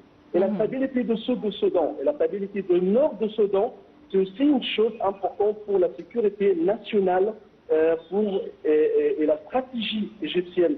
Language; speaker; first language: French; non-native, fluent; Arabic